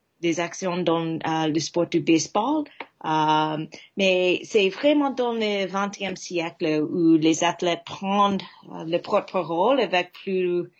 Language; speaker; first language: French; non-native, fluent; English